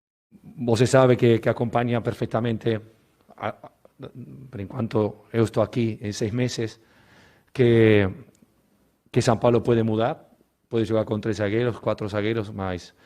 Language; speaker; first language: Portuguese; non-native, learner; Spanish